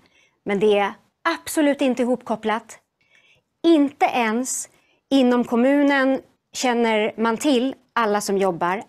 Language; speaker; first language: Swedish; native; Swedish